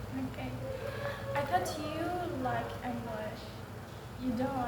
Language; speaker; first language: English; non-native, learner; Indonesian